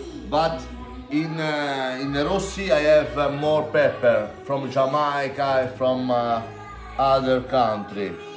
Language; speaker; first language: English; non-native, learner; Italian